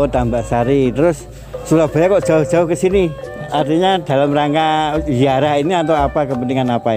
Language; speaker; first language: Indonesian; native; Indonesian